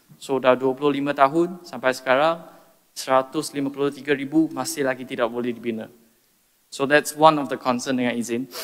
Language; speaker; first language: Malay; non-native, local second language; Chinese